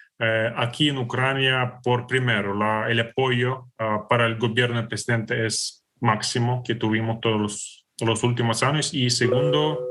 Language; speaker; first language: Spanish; non-native, fluent; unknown